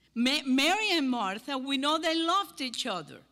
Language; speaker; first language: English; non-native, fluent; Spanish